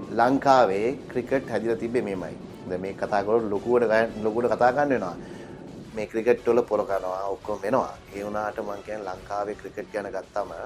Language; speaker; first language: Sinhala; non-native, local second language; Tamil